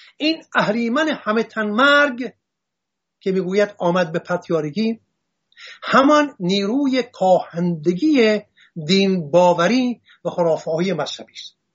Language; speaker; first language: Persian; non-native, local second language; Assyrian Neo-Aramaic